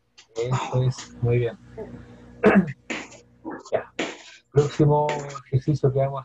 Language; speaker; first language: Spanish; native; Spanish